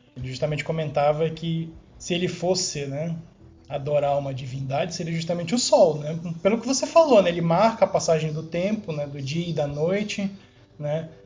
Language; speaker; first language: Portuguese; native; Portuguese